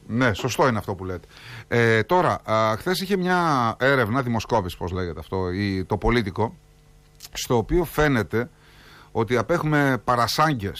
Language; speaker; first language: Greek; native; Greek